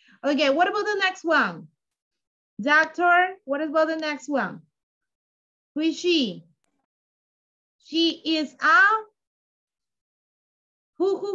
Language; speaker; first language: English; non-native, fluent; Spanish